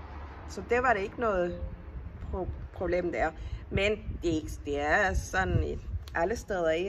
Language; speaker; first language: Danish; non-native, fluent; Spanish